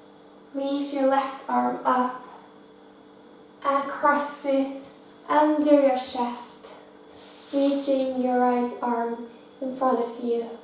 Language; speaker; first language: English; non-native, fluent; Norwegian